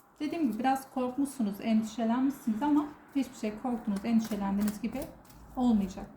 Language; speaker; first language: Turkish; native; Turkish